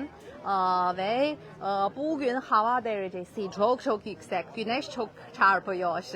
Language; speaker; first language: Turkish; non-native, learner; Chinese